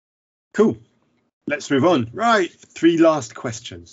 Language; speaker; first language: English; native; English